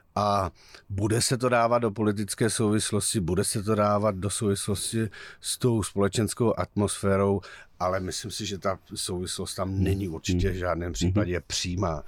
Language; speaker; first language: Czech; native; Czech